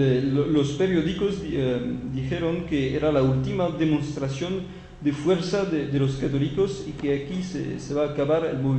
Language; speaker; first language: Spanish; non-native, fluent; French